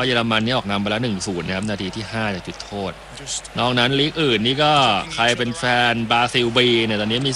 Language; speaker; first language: Thai; native; Thai